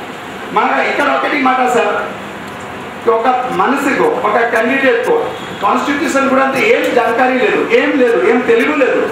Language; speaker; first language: Telugu; non-native, local second language; Hindi